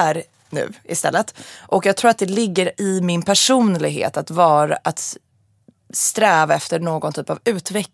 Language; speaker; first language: Swedish; native; Swedish